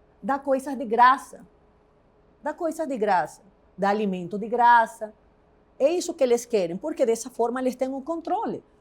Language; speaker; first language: Portuguese; non-native, fluent; Spanish